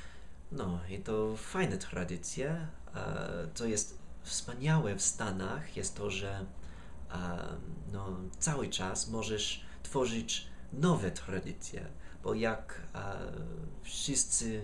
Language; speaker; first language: Polish; non-native, fluent; English